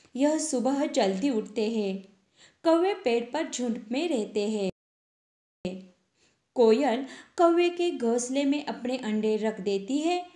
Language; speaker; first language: Hindi; non-native, local second language; Marathi